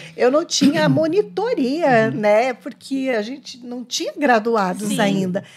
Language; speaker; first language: Portuguese; native; Portuguese